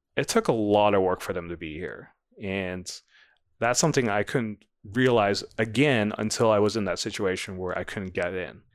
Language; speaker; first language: English; non-native, fluent; Dutch